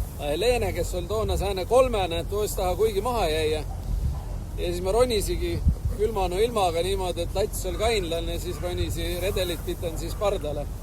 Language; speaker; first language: Estonian; native; Estonian